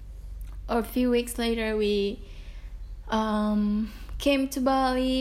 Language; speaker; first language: English; non-native, fluent; Indonesian